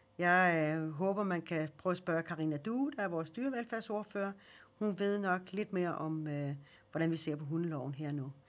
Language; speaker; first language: Danish; early bilingual, other home language; Swedish